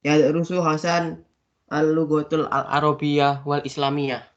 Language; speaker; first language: Arabic; non-native, learner; Indonesian